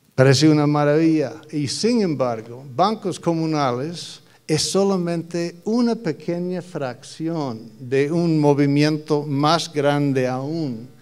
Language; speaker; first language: Spanish; non-native, fluent; English